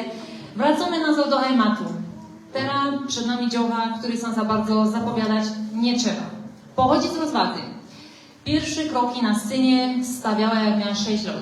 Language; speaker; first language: Polish; native; Polish